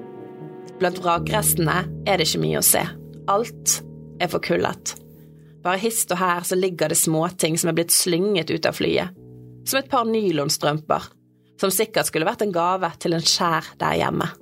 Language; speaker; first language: Norwegian; native; Norwegian